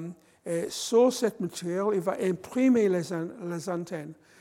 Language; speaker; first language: French; non-native, fluent; English